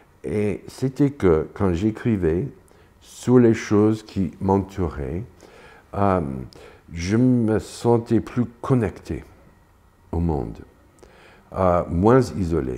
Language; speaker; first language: French; non-native, fluent; English